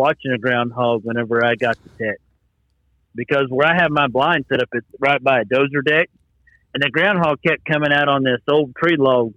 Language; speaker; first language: English; native; English